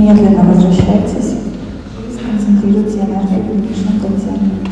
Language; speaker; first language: Russian; native; Russian